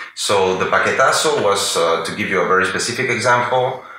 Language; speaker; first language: English; non-native, fluent; Spanish